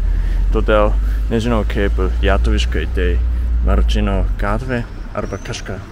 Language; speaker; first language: Lithuanian; non-native, fluent; Japanese